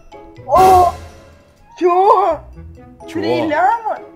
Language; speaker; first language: Russian; non-native, local second language; Kazakh